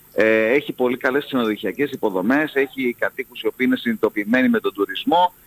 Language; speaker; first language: Greek; native; Greek